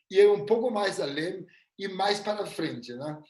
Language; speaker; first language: Portuguese; non-native, fluent; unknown